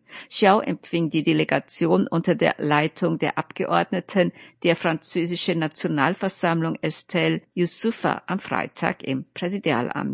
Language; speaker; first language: German; native; German